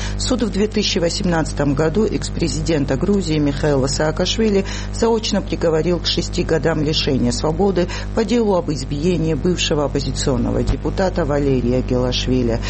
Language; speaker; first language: Russian; non-native, local second language; Georgian